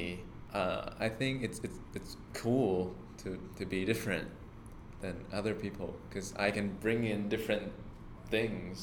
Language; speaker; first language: English; non-native, fluent; Thai